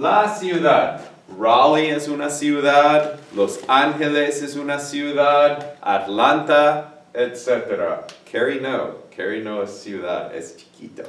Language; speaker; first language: Spanish; non-native, fluent; English